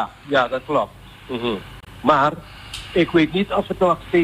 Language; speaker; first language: Dutch; non-native, local second language; Papiamento